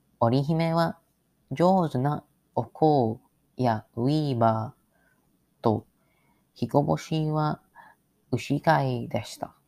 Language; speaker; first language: Japanese; non-native, learner; English